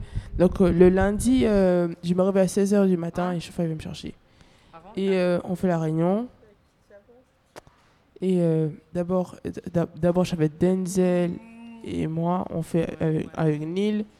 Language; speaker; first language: French; non-native, learner; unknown